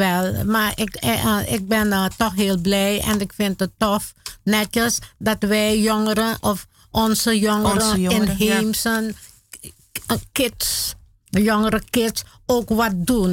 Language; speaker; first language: Dutch; non-native, learner; Spanish